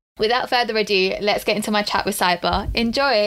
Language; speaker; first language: English; early bilingual, other home language; Punjabi